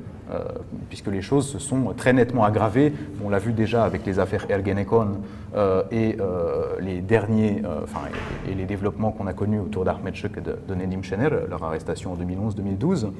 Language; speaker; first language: French; native; French